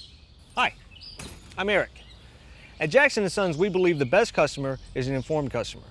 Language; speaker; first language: English; native; English